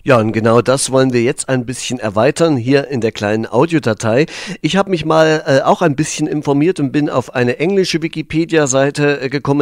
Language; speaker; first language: German; native; German